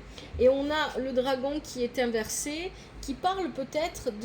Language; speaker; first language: French; native; French